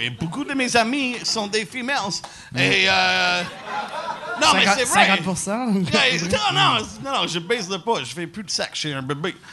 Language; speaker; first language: French; non-native, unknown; English